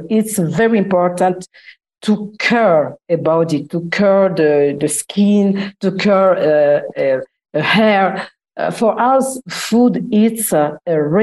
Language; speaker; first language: English; non-native, learner; Lingala